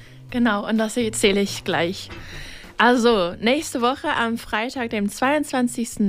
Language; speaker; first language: German; non-native, fluent; English